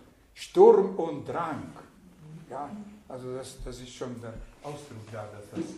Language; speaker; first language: German; non-native, fluent; Hungarian